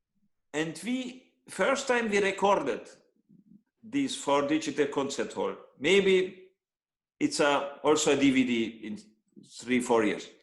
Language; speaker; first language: English; non-native, learner; Hungarian